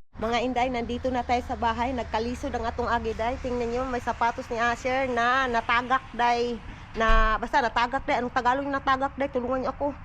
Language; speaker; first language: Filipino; non-native, local second language; Cebuano